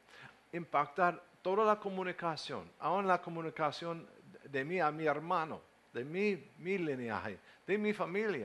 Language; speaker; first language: Spanish; non-native, learner; English